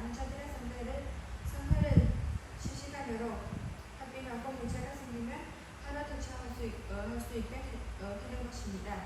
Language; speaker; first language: Korean; non-native, fluent; Khmer